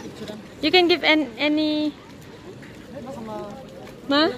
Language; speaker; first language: English; non-native, fluent; Filipino